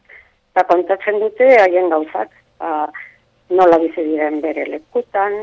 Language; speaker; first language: Basque; non-native, local second language; Spanish